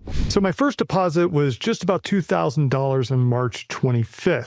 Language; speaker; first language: English; native; English